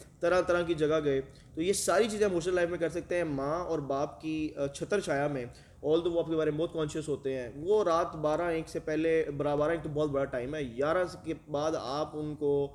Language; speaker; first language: Urdu; native; Urdu